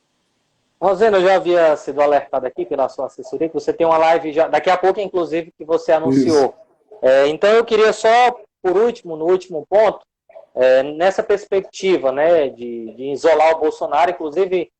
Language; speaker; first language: Portuguese; native; Portuguese